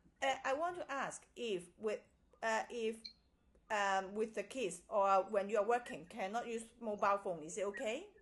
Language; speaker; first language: English; non-native, local second language; Cantonese